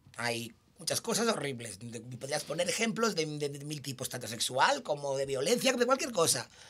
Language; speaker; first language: Spanish; native; Spanish